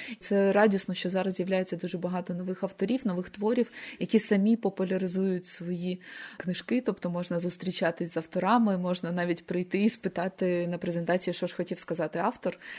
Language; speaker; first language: Ukrainian; native; Ukrainian